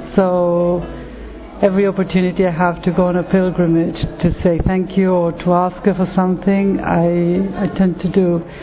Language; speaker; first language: English; non-native, fluent; Spanish